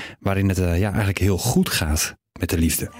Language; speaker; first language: Dutch; native; Dutch